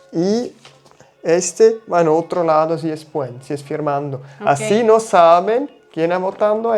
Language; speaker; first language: Spanish; non-native, learner; German